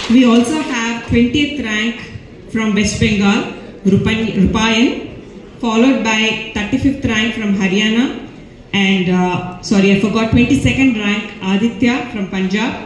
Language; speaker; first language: English; non-native, local second language; Telugu